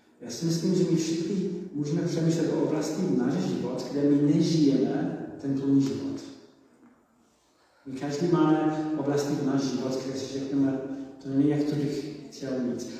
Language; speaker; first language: Czech; non-native, learner; English